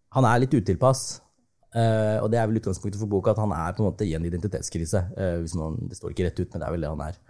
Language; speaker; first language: Norwegian; early bilingual, other home language; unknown